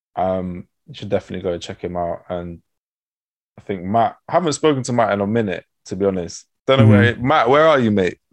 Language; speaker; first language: English; native; English